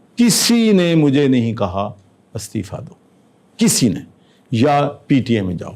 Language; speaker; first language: Urdu; non-native, local second language; Punjabi